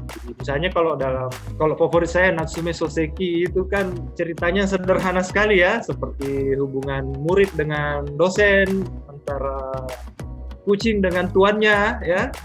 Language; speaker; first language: Indonesian; native; Indonesian